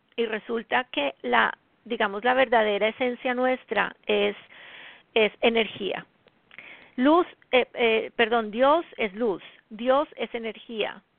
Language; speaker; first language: Spanish; native; Spanish